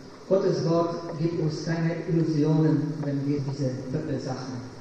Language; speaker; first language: German; non-native, fluent; Polish